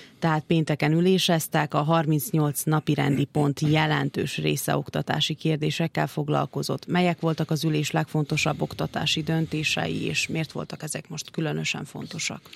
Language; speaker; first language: Hungarian; native; Hungarian